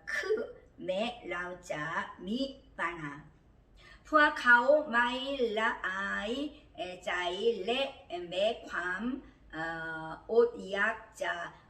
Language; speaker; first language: Thai; non-native, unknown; Korean